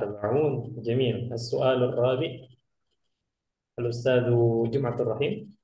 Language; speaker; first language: Arabic; non-native, fluent; Indonesian